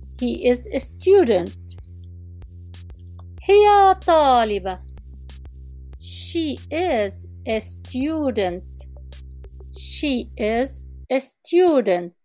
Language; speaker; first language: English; non-native, fluent; Arabic